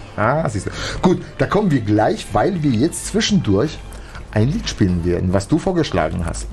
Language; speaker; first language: German; non-native, fluent; Polish